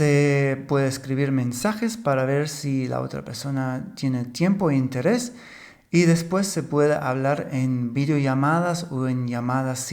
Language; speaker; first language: Spanish; non-native, fluent; German